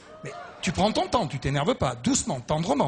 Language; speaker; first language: French; native; French